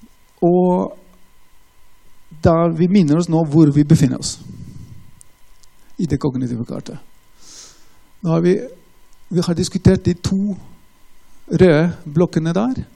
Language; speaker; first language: Norwegian; non-native, fluent; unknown